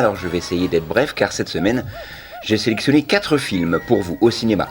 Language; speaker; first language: French; native; French